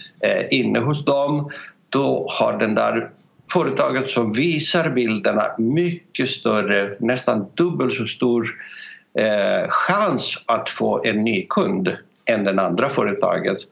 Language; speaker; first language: Swedish; non-native, fluent; Greek